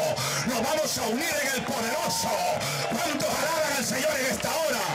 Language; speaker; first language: Spanish; native; Spanish